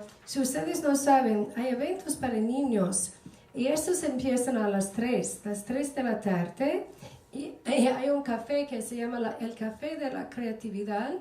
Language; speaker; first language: Spanish; non-native, fluent; English